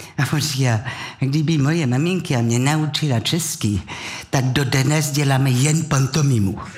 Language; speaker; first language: Czech; non-native, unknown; French